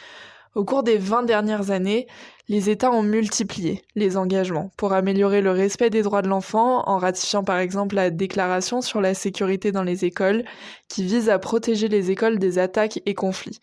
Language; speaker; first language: French; native; French